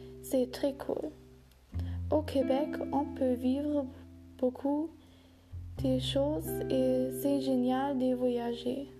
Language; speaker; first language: French; non-native, learner; German